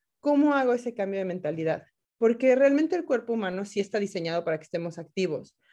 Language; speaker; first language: Spanish; native; Spanish